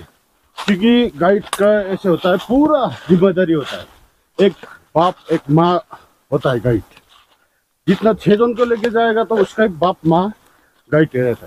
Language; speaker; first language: Hindi; non-native, local second language; Nepali